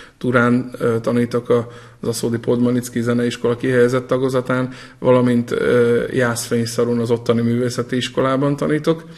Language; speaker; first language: Hungarian; native; Hungarian